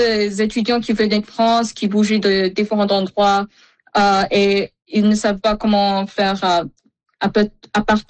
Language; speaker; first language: French; non-native, local second language; English